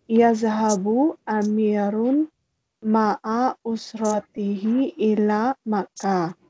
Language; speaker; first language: Arabic; non-native, learner; Malay